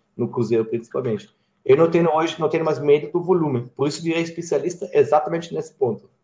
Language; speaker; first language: Portuguese; non-native, fluent; German